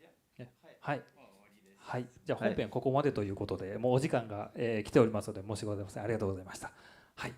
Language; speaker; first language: Japanese; native; Japanese